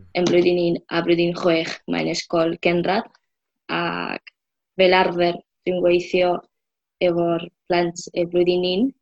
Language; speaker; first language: Welsh; non-native, fluent; Spanish